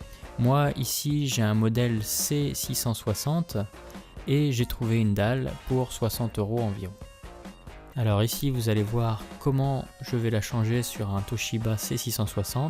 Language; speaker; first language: French; native; French